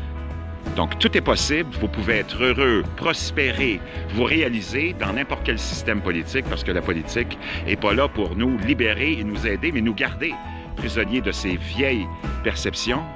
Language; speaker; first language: French; native; French